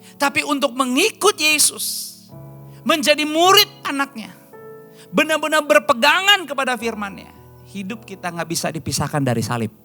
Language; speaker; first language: Indonesian; native; Indonesian